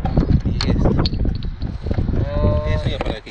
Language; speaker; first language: Spanish; non-native, learner; Romanian